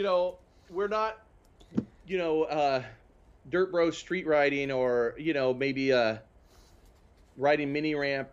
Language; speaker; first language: English; native; English